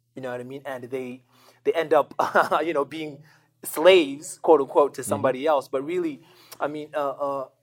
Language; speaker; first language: English; non-native, local second language; Shona